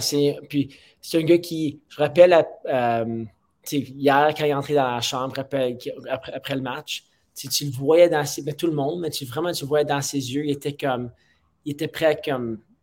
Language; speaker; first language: French; non-native, fluent; English